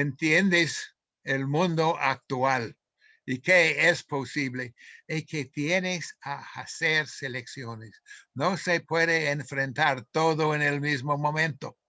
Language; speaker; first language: Spanish; non-native, fluent; English